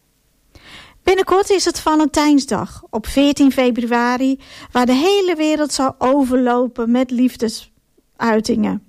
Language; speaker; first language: Dutch; non-native, fluent; Ukrainian